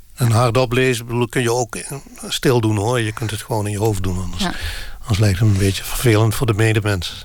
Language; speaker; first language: Dutch; native; Dutch